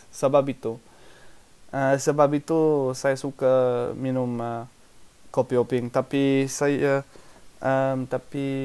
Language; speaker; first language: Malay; non-native, learner; English